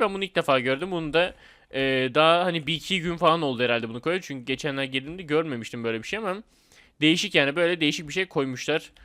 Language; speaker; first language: Turkish; native; Turkish